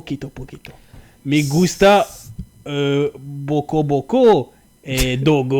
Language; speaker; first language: Spanish; non-native, learner; French